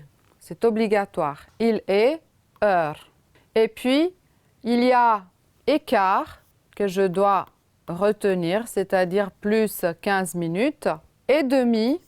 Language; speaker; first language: French; non-native, fluent; Romanian